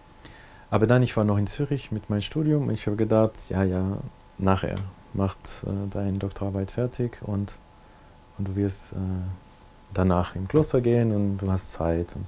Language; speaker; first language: German; non-native, local second language; French